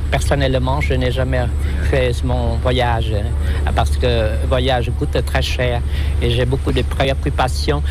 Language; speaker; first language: French; non-native, local second language; Vietnamese